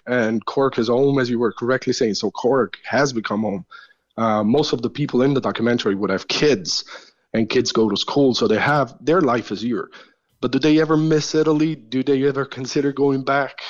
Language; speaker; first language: English; non-native, fluent; Italian